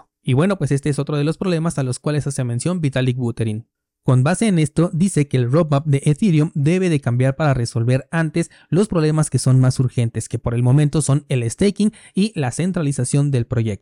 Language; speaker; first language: Spanish; native; Spanish